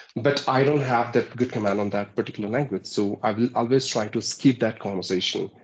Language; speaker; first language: English; non-native, local second language; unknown